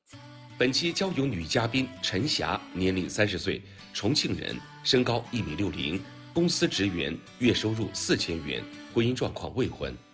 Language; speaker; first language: Chinese; native; Chinese